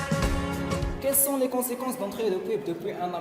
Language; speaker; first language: French; non-native, learner; Arabic